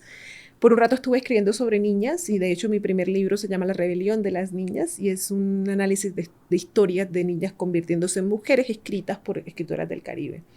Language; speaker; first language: Spanish; native; Spanish